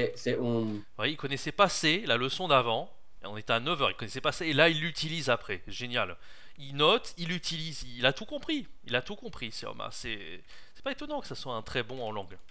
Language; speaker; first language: French; native; French